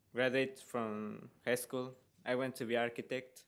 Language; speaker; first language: English; non-native, learner; Spanish